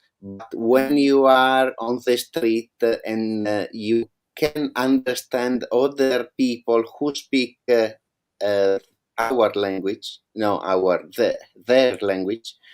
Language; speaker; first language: English; non-native, learner; Italian